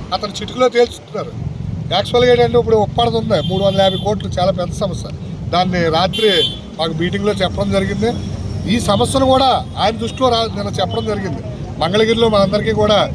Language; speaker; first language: Telugu; native; Telugu